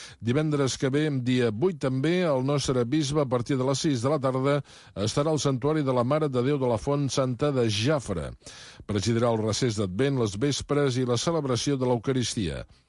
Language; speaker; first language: Catalan; native; Catalan